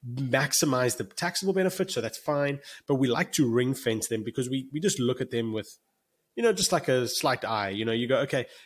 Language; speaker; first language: English; native; English